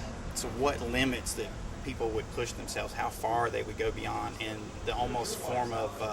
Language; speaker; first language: English; native; English